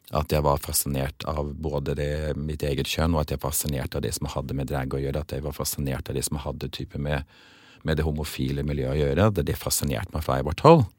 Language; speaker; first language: Norwegian; early bilingual, other home language; English